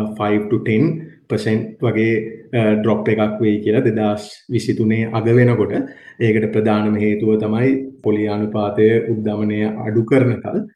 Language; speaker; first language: Sinhala; non-native, local second language; Tamil